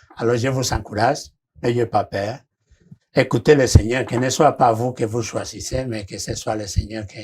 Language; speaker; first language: French; non-native, fluent; Spanish